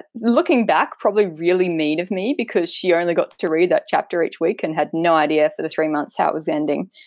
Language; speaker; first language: English; native; English